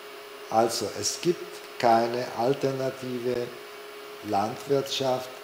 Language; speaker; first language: German; non-native, fluent; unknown